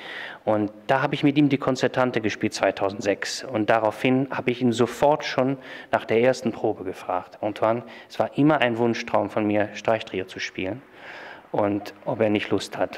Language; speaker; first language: German; native; German